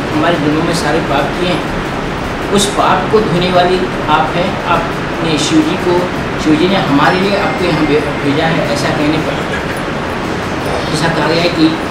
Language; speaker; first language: Hindi; native; Hindi